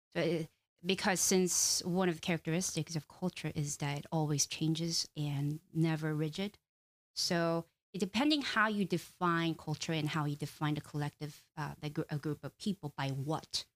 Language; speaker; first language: English; non-native, fluent; Korean